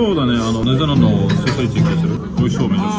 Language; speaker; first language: Japanese; non-native, learner; French